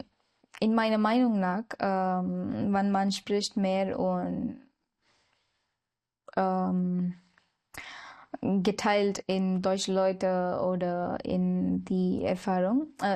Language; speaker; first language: German; non-native, learner; Marathi